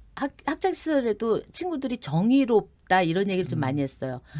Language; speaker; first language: Korean; native; Korean